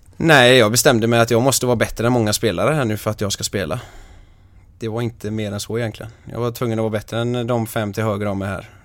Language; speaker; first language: Swedish; native; Swedish